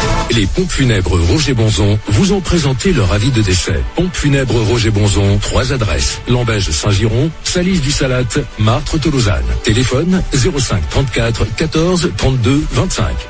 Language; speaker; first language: French; native; French